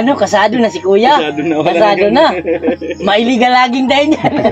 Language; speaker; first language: Filipino; non-native, local second language; Cebuano